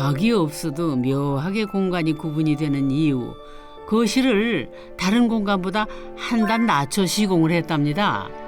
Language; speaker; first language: Korean; native; Korean